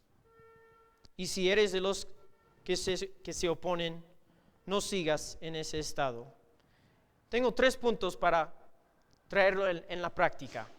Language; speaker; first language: Spanish; non-native, fluent; English